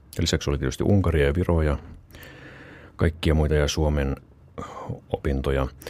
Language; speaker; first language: Finnish; native; Finnish